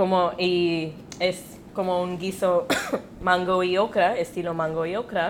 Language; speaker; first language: Spanish; non-native, learner; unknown